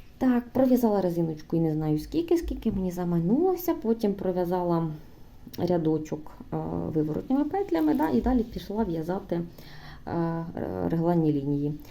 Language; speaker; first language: Ukrainian; non-native, local second language; Russian